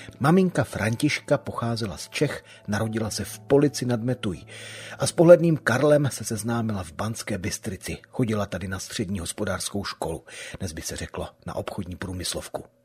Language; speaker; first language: Czech; native; Czech